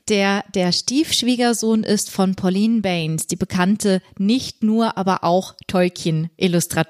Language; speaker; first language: German; native; German